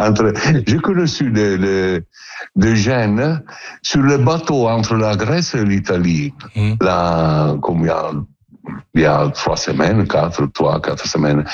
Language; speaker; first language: French; non-native, learner; Italian